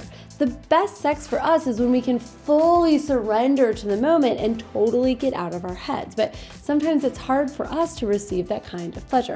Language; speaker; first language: English; native; English